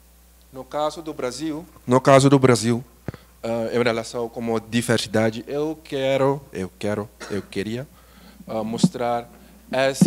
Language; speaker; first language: Portuguese; non-native, learner; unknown